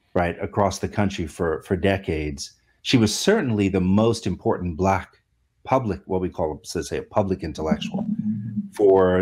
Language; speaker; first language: English; native; English